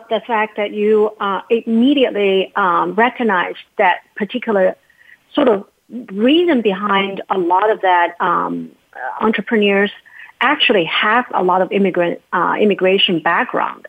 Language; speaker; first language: English; non-native, fluent; Chinese